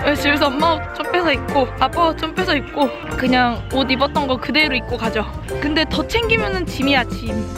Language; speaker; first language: Korean; native; Korean